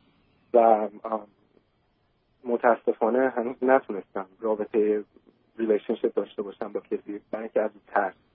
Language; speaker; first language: Persian; early bilingual, heritage; Persian